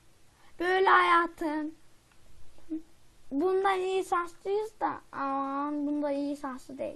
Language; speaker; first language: Turkish; native; Turkish